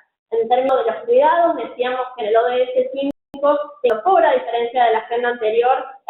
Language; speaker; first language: Spanish; native; Spanish